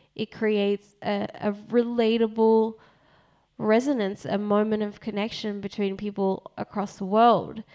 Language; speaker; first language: English; early bilingual, other home language; Japanese